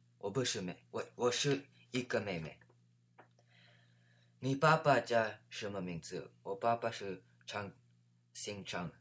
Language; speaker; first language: Chinese; non-native, learner; English